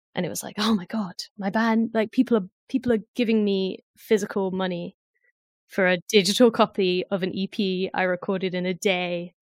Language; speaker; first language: English; native; English